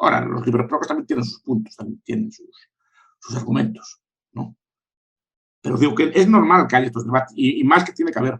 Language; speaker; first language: Spanish; native; Spanish